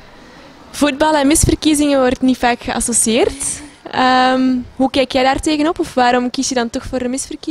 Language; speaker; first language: Dutch; native; Dutch